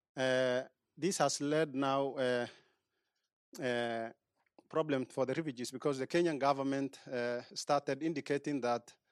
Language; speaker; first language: English; non-native, local second language; Somali